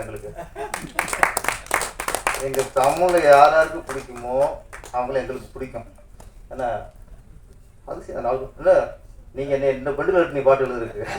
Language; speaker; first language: Tamil; native; Tamil